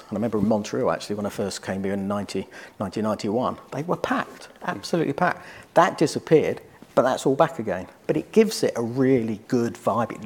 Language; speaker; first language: English; native; English